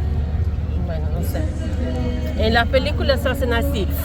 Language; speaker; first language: Spanish; non-native, fluent; Russian